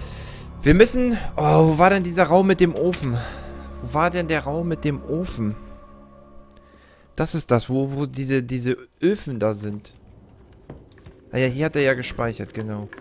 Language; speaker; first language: German; native; German